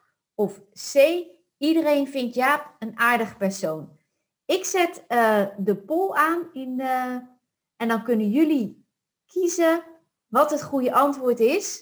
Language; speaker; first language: Dutch; native; Dutch